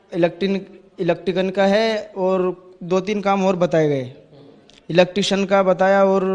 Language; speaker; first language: Hindi; native; Hindi